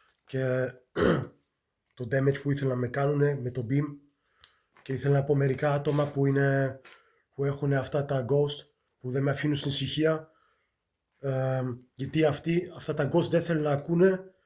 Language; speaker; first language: Greek; early bilingual, heritage; Greek